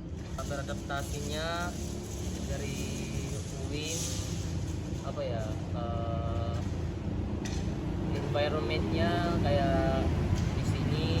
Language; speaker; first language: Indonesian; non-native, learner; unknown